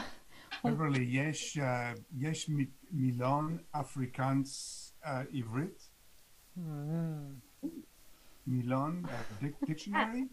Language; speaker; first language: Hebrew; non-native, learner; English